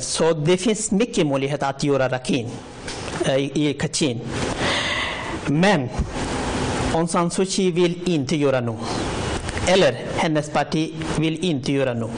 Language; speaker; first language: Swedish; non-native, learner; Rohingya